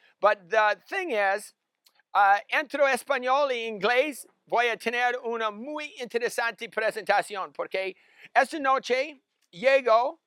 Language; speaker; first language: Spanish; non-native, learner; English